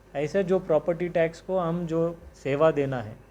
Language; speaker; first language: Hindi; non-native, local second language; Marathi